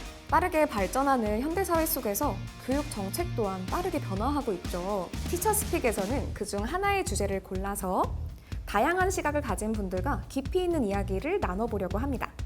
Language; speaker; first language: Korean; native; Korean